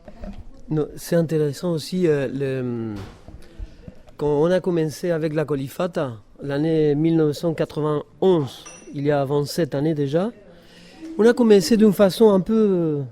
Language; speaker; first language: French; non-native, fluent; Spanish